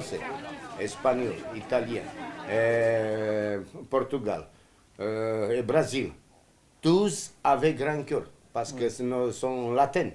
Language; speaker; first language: French; non-native, learner; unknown